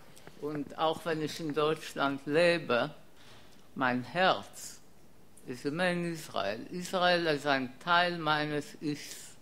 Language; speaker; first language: German; non-native, fluent; Polish